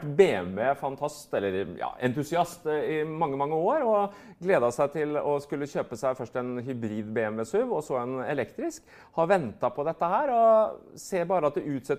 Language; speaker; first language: Norwegian; native; Norwegian